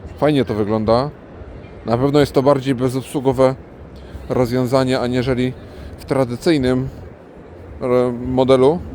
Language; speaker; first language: Polish; native; Polish